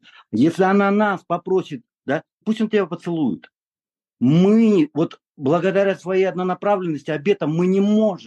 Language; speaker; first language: Russian; native; Russian